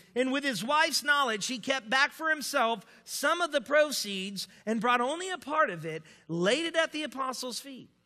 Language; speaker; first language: English; native; English